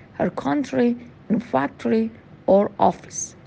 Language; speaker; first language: English; non-native, fluent; Persian